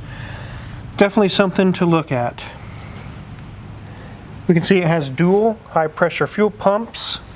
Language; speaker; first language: English; native; English